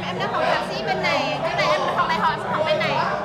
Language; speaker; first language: Vietnamese; non-native, fluent; Lao